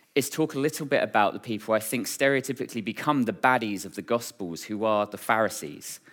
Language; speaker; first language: English; native; English